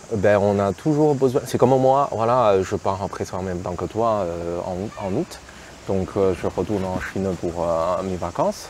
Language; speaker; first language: French; non-native, fluent; Chinese